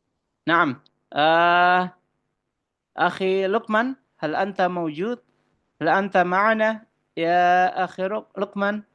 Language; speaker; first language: Arabic; non-native, fluent; Indonesian